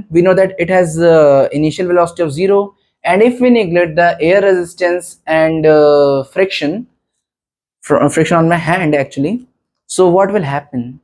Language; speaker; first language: English; non-native, local second language; Hindi